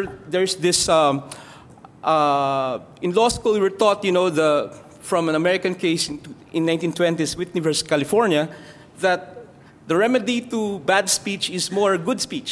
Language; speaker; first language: English; non-native, local second language; Filipino